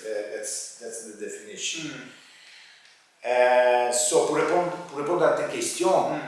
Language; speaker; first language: French; non-native, fluent; Italian